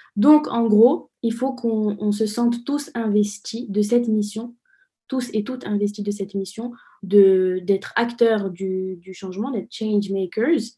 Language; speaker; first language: French; non-native, local second language; Arabic